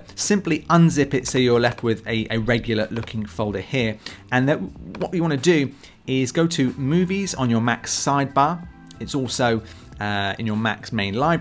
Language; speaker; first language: English; native; English